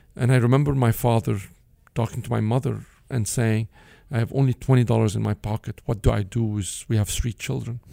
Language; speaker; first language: English; non-native, fluent; Arabic